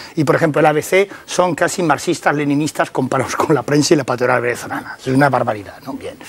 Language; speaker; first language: Spanish; early bilingual, other home language; French